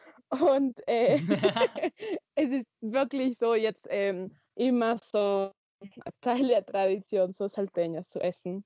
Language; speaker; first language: German; non-native, learner; Spanish